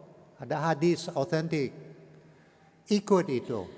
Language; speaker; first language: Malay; non-native, learner; English